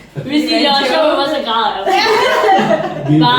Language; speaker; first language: Danish; early bilingual, other home language; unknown